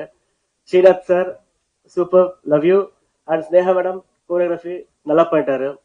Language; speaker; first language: Tamil; non-native, learner; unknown